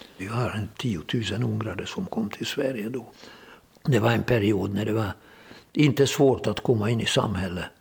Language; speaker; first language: Swedish; non-native, fluent; Hungarian